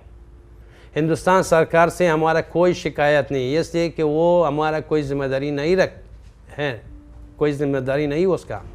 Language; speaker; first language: Hindi; non-native, fluent; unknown